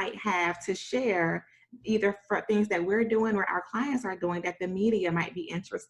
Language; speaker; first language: English; native; English